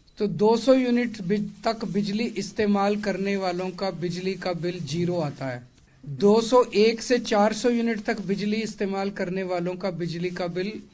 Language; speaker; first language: Hindi; native; Hindi